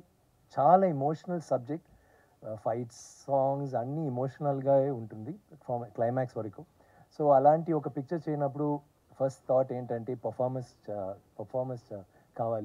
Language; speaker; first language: Telugu; non-native, learner; Tamil